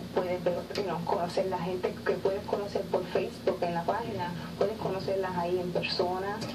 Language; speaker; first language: Spanish; early bilingual, heritage; Spanish